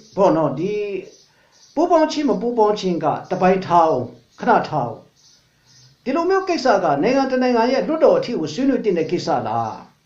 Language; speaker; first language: Burmese; non-native, local second language; Hakha Chin